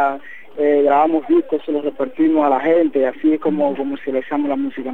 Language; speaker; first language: Spanish; native; Spanish